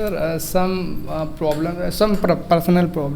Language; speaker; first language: English; non-native, learner; Hindi